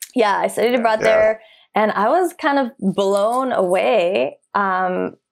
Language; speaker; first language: English; early bilingual, other home language; German